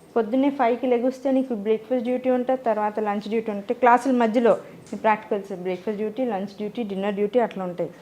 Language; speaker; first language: Telugu; native; Telugu